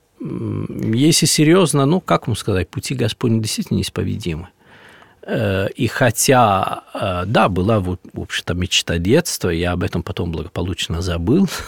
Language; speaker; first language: Russian; non-native, fluent; Italian